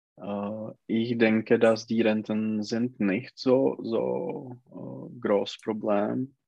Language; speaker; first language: German; non-native, learner; Czech